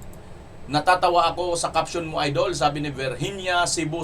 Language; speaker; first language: Filipino; native; Filipino